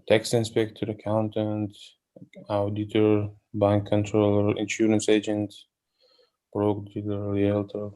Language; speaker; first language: English; non-native, learner; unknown